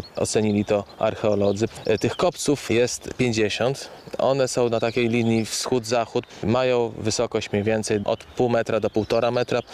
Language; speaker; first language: Polish; native; Polish